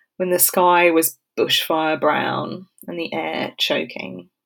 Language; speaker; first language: English; native; English